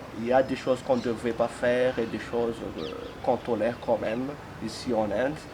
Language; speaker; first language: French; non-native, local second language; Malagasy